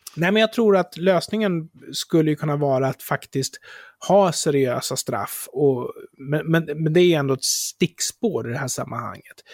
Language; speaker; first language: Swedish; native; Swedish